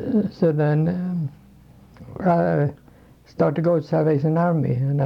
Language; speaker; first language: English; non-native, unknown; Swedish